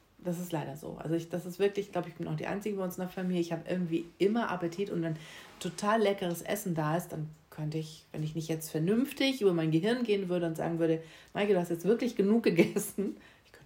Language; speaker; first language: German; native; German